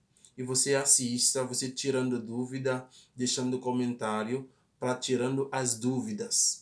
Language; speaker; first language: Portuguese; non-native, fluent; Haitian Creole